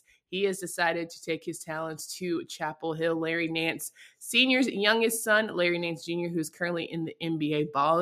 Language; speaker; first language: English; native; English